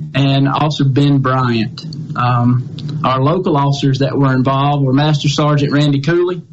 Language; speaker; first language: English; native; English